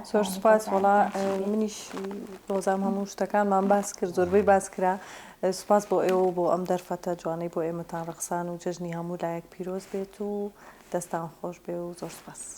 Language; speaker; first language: Central Kurdish; native; Central Kurdish